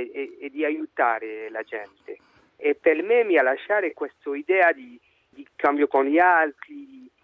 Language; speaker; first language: Italian; non-native, learner; French